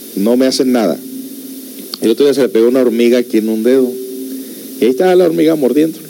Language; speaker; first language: Spanish; early bilingual, heritage; Spanish